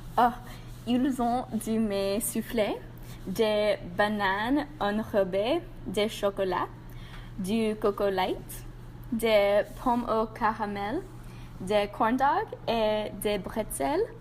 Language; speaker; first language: French; non-native, learner; English